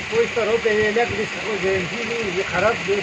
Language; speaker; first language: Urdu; non-native, local second language; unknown